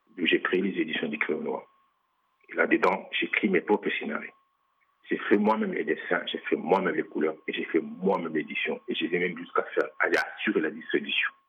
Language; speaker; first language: French; non-native, local second language; Lingala